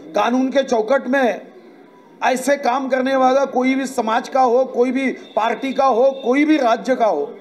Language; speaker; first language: Hindi; non-native, local second language; Marathi